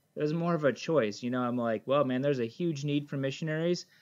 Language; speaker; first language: English; native; English